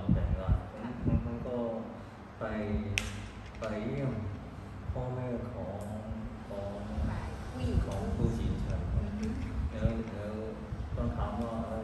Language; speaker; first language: Thai; non-native, learner; Cantonese